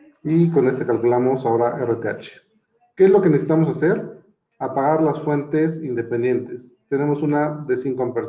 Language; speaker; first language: Spanish; native; Spanish